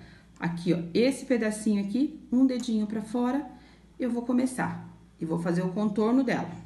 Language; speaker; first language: Portuguese; native; Portuguese